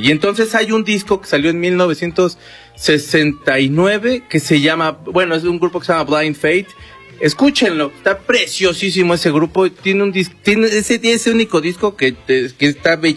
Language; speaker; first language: Spanish; native; Spanish